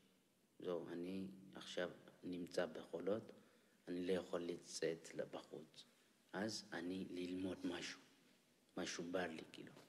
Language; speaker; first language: Hebrew; non-native, learner; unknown